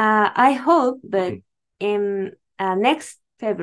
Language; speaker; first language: English; non-native, learner; Japanese